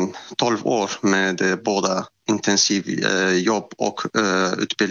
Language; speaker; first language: Swedish; non-native, fluent; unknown